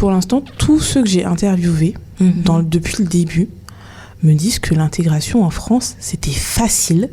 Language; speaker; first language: French; native; French